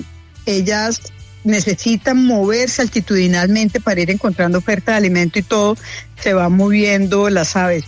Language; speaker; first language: Spanish; native; Spanish